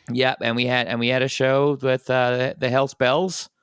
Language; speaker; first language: English; native; English